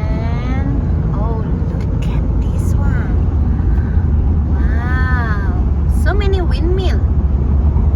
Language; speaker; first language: English; non-native, fluent; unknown